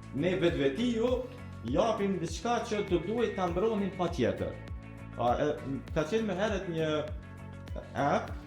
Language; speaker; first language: Albanian; native; Albanian